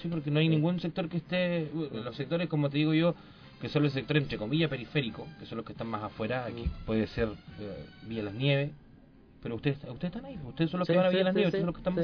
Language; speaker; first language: Spanish; native; Spanish